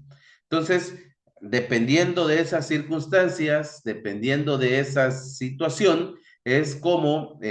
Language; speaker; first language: Spanish; native; Spanish